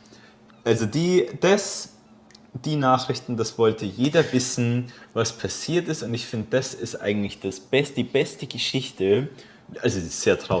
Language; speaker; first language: German; native; German